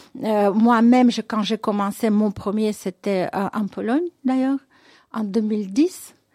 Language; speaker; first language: French; non-native, fluent; Russian